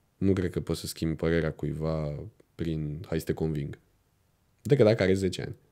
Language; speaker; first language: Romanian; native; Romanian